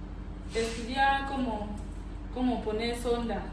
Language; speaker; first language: Spanish; non-native, learner; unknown